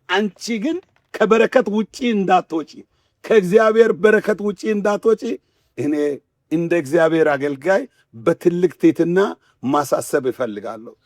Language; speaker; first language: Amharic; non-native, local second language; Wolaytta